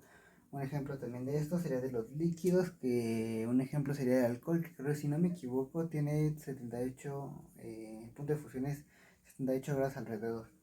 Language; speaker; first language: Spanish; native; Spanish